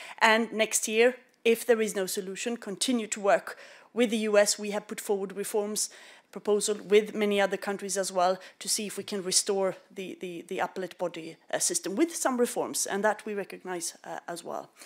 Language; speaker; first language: English; non-native, fluent; Swedish